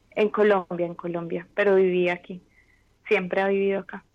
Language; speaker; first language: Spanish; native; Spanish